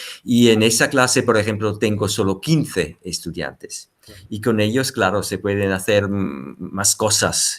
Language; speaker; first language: Spanish; non-native, fluent; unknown